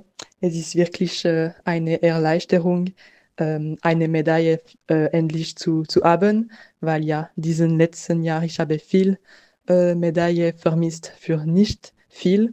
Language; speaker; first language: German; non-native, local second language; French